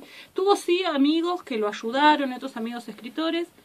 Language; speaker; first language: Spanish; native; Spanish